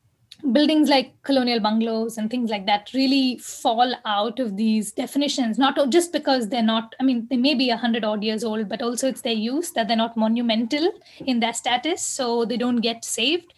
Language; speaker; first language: English; non-native, local second language; Kannada